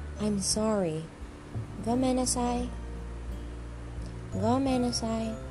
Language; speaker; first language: Japanese; non-native, learner; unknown